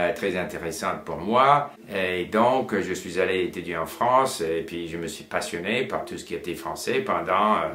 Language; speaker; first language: French; non-native, fluent; English